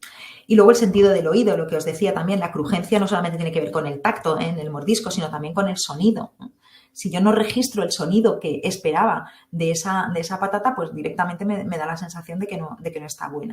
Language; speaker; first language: Spanish; native; Spanish